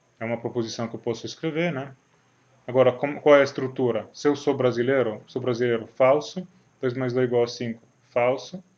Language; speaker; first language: Portuguese; non-native, fluent; Italian